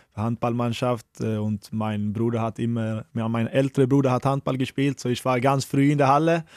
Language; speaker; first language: German; non-native, fluent; Swedish